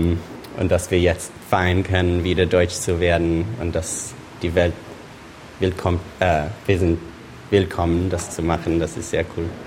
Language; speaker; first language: German; non-native, learner; English